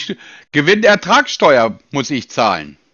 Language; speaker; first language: German; native; German